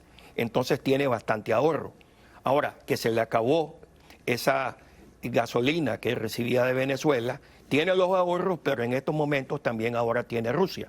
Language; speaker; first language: Spanish; native; Spanish